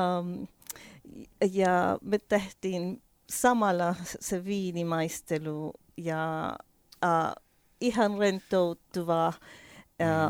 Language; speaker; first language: Finnish; non-native, learner; Spanish